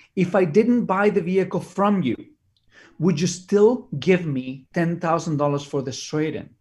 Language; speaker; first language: English; non-native, fluent; Spanish